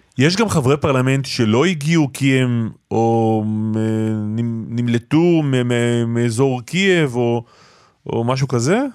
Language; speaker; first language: Hebrew; native; Hebrew